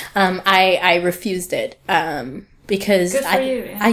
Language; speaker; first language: English; native; English